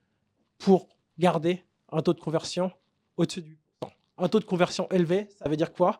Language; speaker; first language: French; native; French